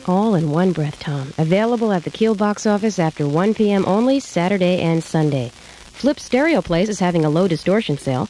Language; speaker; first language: English; native; English